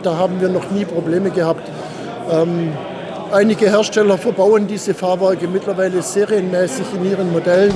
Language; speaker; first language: German; native; German